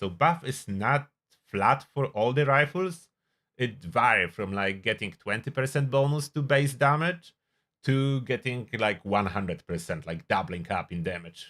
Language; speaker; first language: English; non-native, fluent; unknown